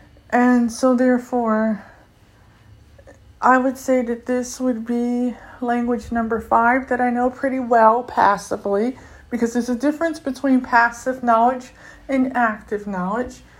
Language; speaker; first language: English; native; English